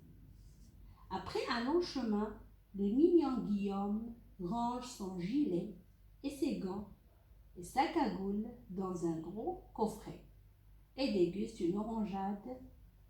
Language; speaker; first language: French; non-native, local second language; Arabic